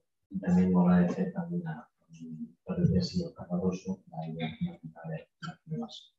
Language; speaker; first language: Spanish; native; Spanish